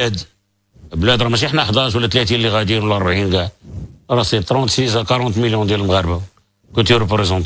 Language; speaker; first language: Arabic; native; Arabic